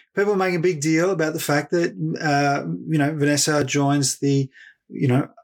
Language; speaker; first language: English; native; English